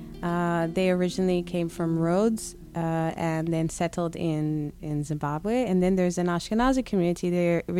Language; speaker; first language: English; non-native, local second language; Shona